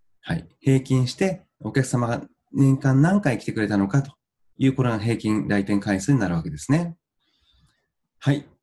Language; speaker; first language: Japanese; native; Japanese